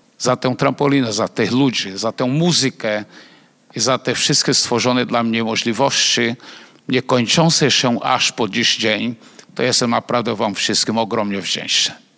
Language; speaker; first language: Polish; non-native, fluent; Portuguese